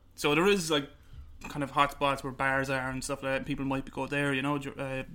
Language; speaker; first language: English; native; English